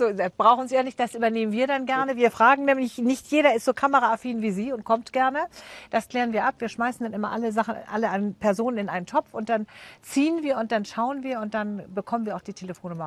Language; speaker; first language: German; native; German